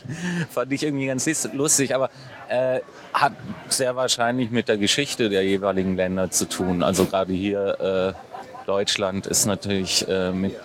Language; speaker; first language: German; native; German